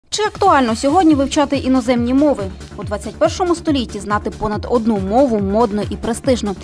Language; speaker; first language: Ukrainian; native; Ukrainian